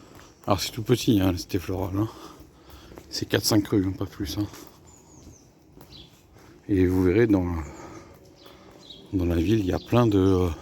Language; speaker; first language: French; native; French